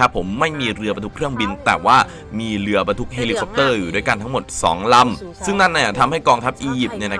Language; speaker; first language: Thai; native; Thai